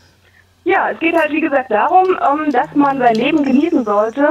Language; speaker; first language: German; native; German